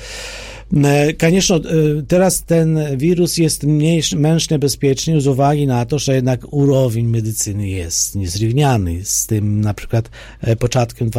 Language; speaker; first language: Polish; non-native, fluent; Ukrainian